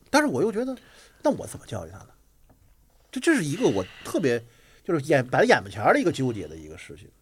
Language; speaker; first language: Chinese; native; Chinese